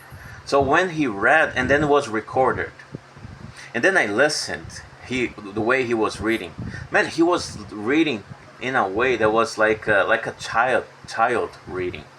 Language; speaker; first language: English; non-native, fluent; Portuguese